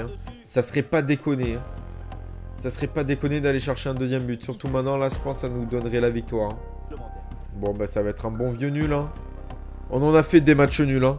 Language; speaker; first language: French; native; French